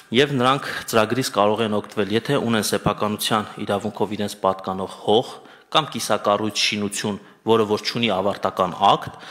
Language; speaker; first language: Armenian; native; Armenian